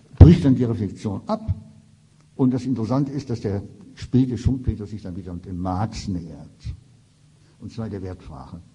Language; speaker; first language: German; native; German